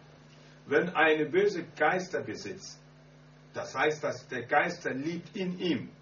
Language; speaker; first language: German; non-native, learner; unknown